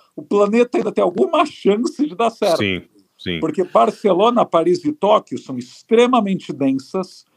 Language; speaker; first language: Portuguese; native; Portuguese